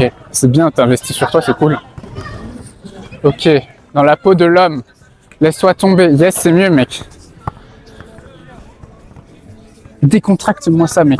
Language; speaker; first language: French; native; French